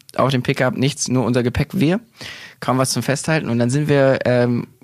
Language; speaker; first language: German; native; German